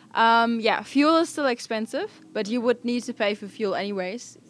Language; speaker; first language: English; non-native, fluent; German